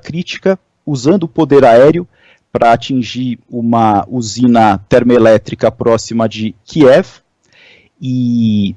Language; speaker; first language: Portuguese; native; Portuguese